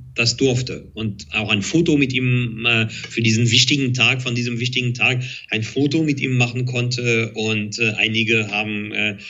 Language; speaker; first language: German; non-native, fluent; French